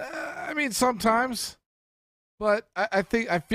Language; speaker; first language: English; native; English